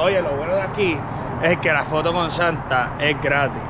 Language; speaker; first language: Spanish; native; Spanish